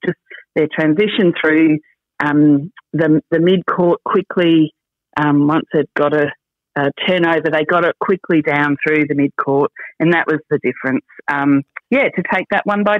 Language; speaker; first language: English; native; English